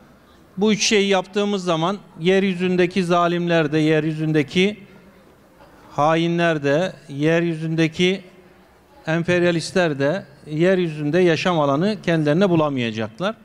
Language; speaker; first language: Turkish; native; Turkish